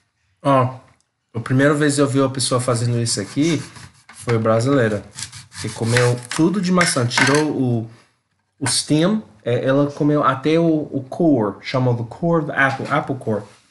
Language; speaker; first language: Portuguese; non-native, learner; English